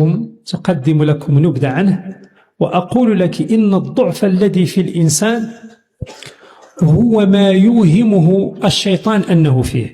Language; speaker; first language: Arabic; native; Arabic